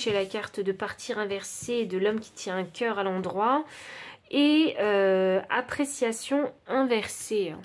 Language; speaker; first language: French; native; French